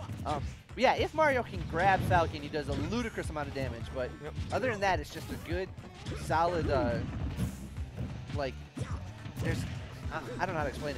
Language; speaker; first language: English; native; English